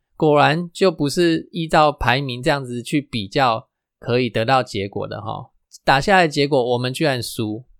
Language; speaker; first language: Chinese; non-native, local second language; Min Nan Chinese